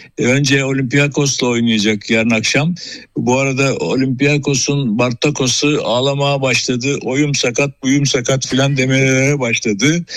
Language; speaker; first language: Turkish; native; Turkish